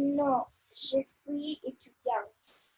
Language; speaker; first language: French; non-native, learner; Albanian